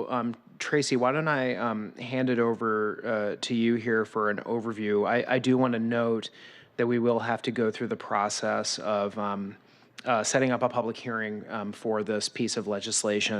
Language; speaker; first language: English; native; English